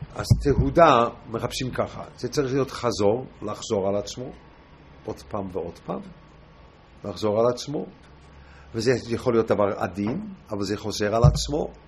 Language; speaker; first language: Hebrew; non-native, fluent; English